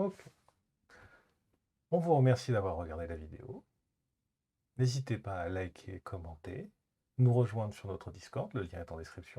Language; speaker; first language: French; native; French